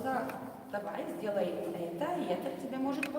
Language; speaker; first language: Russian; non-native, fluent; Italian